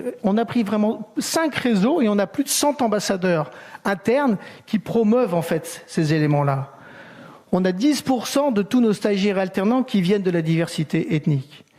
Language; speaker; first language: French; native; French